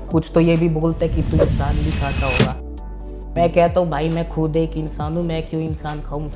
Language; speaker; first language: Hindi; early bilingual, other home language; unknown